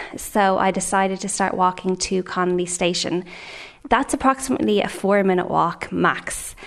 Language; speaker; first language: English; native; English